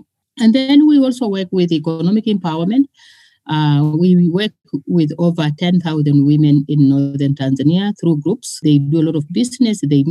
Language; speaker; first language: English; non-native, local second language; Masai